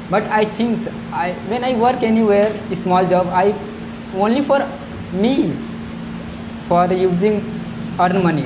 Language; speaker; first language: English; non-native, learner; Hindi